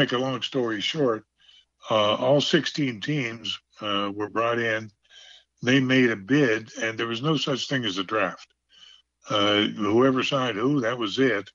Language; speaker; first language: English; native; English